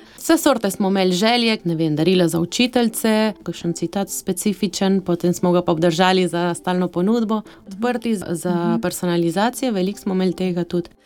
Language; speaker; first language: Slovenian; early bilingual, heritage; Slovenian